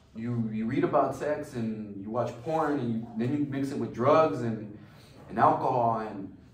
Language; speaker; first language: English; early bilingual, other home language; Spanish